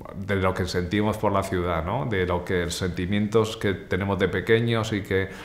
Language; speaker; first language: Spanish; native; Spanish